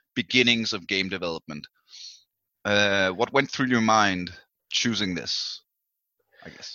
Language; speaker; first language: English; non-native, fluent; Danish